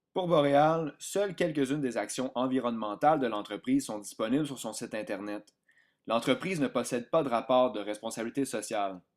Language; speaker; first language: French; native; French